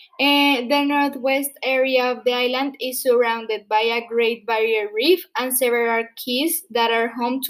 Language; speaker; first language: English; non-native, fluent; Spanish